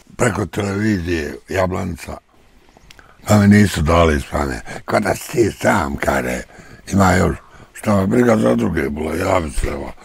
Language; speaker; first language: Croatian; native; Croatian